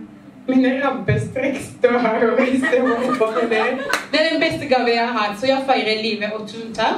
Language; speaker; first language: Norwegian; non-native, fluent; Lingala